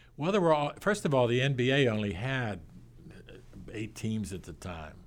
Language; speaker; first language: English; native; English